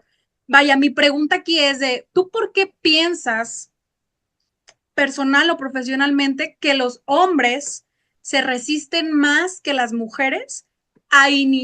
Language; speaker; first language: Spanish; native; Spanish